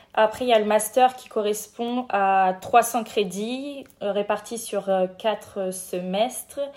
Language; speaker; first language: French; native; French